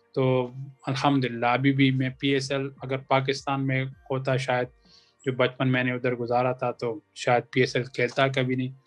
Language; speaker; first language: Urdu; non-native, local second language; Pashto